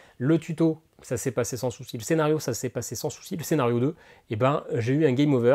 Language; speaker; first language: French; native; French